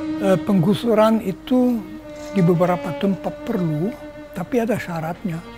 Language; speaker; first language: Indonesian; non-native, fluent; German